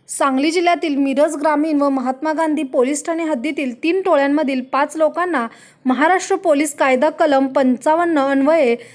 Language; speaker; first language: Marathi; native; Marathi